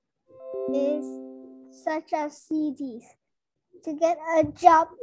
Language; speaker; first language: English; non-native, learner; Vietnamese